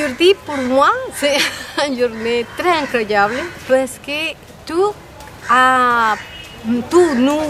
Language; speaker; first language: French; non-native, learner; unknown